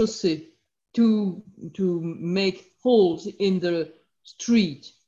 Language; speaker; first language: English; non-native, fluent; French